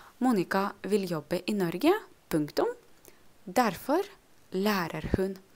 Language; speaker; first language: Norwegian; non-native, fluent; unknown